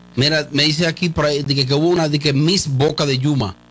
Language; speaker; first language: Spanish; native; Spanish